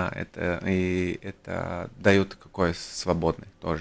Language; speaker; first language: Russian; non-native, local second language; Latvian